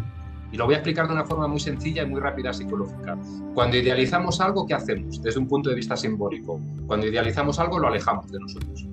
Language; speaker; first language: Spanish; native; Spanish